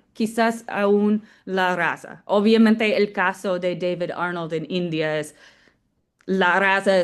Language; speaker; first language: Spanish; non-native, fluent; English